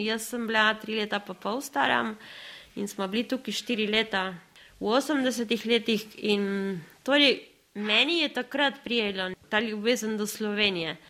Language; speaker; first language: Slovenian; early bilingual, other home language; Spanish